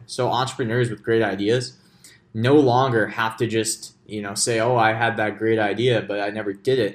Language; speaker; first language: English; native; English